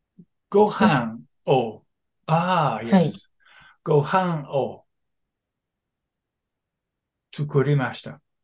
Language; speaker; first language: Japanese; non-native, learner; English